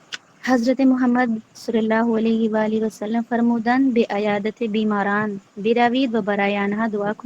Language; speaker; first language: Persian; non-native, learner; Urdu